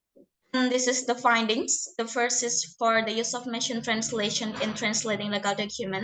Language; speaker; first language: English; non-native, learner; Indonesian